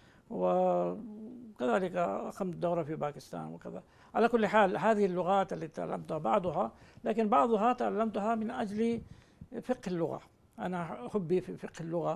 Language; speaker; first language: Arabic; non-native, fluent; Urdu